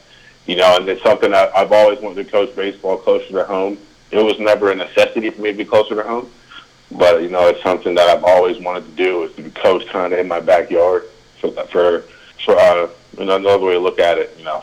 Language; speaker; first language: English; native; English